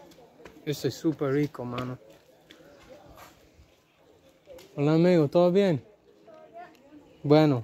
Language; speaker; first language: Spanish; non-native, learner; English